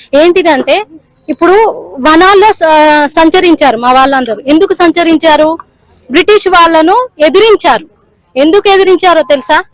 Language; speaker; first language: Telugu; non-native, local second language; Lambadi